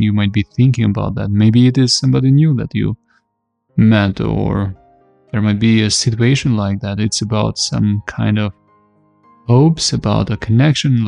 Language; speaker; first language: English; non-native, fluent; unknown